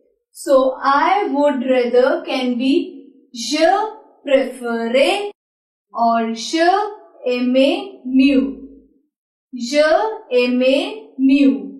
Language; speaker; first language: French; non-native, learner; Hindi